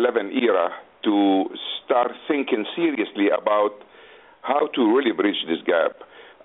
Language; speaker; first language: English; non-native, fluent; Arabic